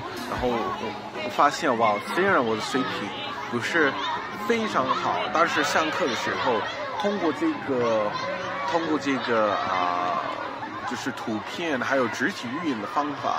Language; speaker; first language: Chinese; non-native, fluent; English